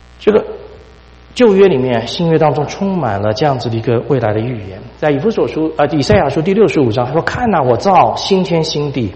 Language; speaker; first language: Chinese; native; Chinese